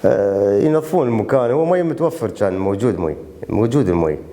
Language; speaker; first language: Arabic; native; Arabic